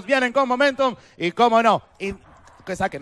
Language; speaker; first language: Spanish; native; Spanish